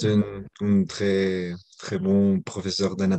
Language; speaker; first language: French; non-native, learner; Spanish